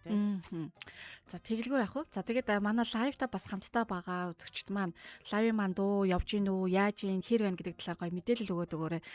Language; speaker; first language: Mongolian; native; Mongolian